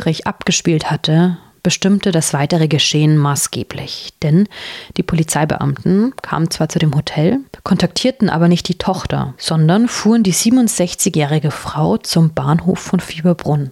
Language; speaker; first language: German; native; German